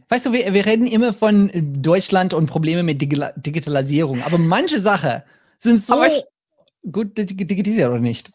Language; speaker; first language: German; non-native, learner; English